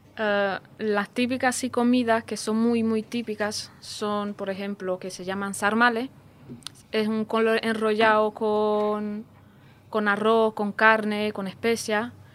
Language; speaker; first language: Spanish; non-native, fluent; Romanian